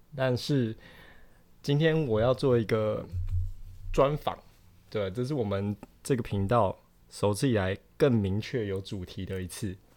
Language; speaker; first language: Chinese; native; Chinese